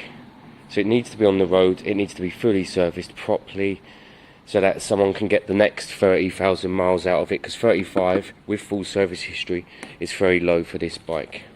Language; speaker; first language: English; native; English